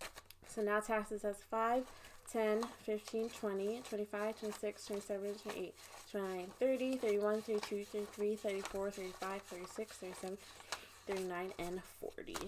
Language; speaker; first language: English; native; English